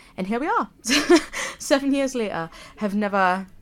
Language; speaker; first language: English; native; English